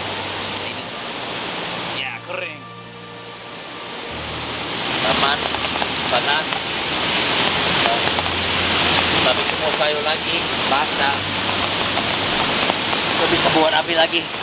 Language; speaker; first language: Indonesian; non-native, learner; English